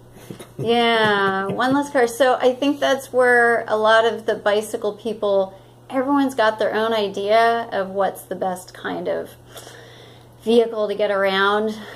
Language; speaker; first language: English; native; English